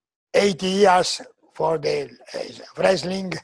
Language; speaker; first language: English; non-native, learner; Italian